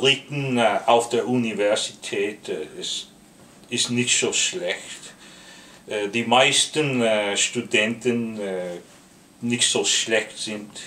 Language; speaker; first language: German; non-native, learner; Spanish